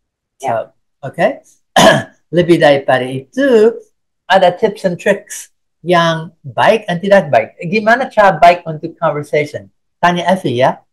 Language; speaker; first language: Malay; non-native, fluent; English